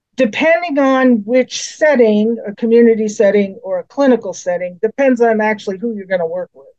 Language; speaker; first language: English; native; English